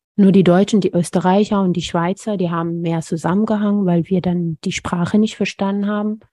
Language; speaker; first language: German; non-native, fluent; Amharic